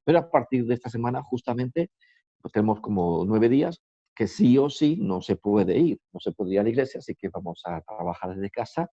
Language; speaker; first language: Spanish; native; Spanish